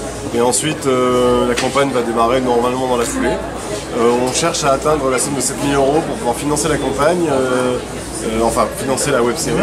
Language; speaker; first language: French; native; French